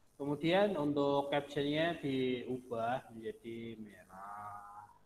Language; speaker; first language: Indonesian; non-native, local second language; Javanese